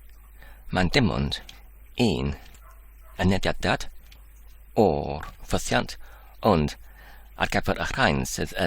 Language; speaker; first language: Welsh; non-native, fluent; English